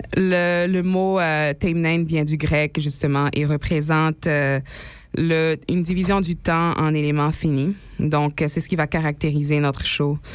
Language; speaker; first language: French; non-native, local second language; Haitian Creole